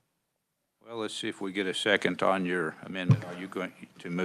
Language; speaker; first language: English; native; English